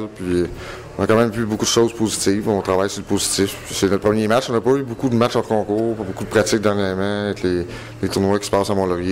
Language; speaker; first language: French; native; French